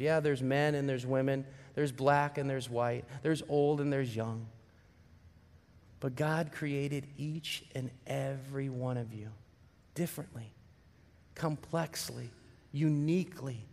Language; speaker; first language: English; native; English